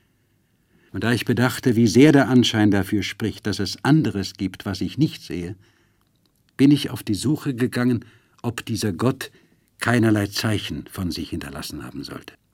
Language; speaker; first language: German; native; German